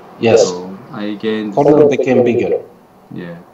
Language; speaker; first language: English; non-native, learner; Korean